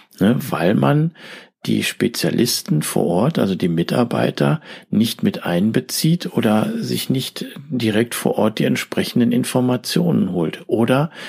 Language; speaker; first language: German; native; German